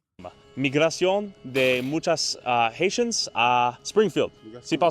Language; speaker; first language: Spanish; non-native, learner; English